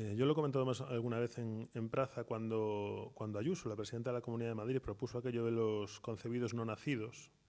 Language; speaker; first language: Spanish; non-native, local second language; Galician